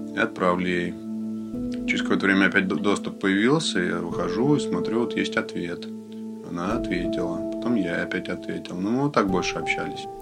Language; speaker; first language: Russian; native; Russian